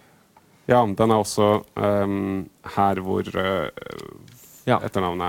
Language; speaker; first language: Norwegian; native; Norwegian